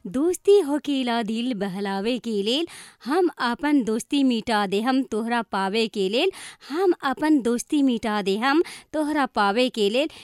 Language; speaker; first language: Bhojpuri; non-native, local second language; Maithili